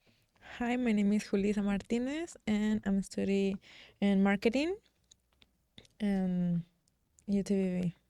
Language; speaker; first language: English; non-native, learner; Spanish